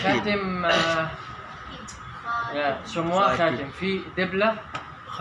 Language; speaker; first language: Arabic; non-native, fluent; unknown